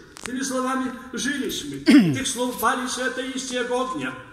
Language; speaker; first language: Polish; non-native, fluent; Belarusian